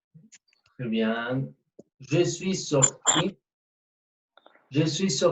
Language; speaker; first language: French; non-native, fluent; Spanish